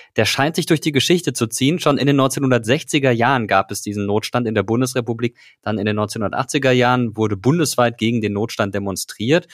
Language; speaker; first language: German; native; German